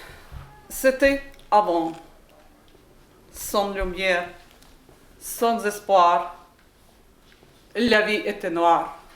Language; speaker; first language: French; non-native, learner; Ukrainian